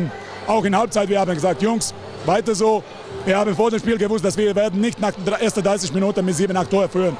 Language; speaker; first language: German; non-native, fluent; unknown